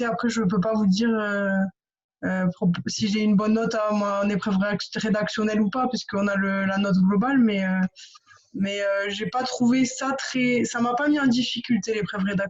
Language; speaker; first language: French; native; French